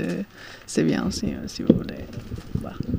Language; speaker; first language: French; non-native, fluent; Spanish